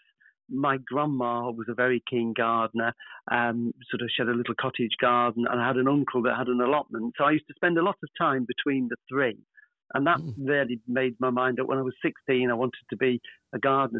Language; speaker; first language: English; native; English